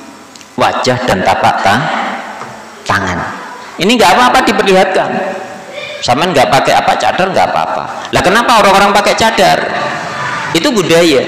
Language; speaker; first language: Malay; non-native, local second language; Javanese